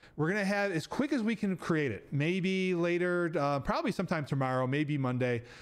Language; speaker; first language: English; native; English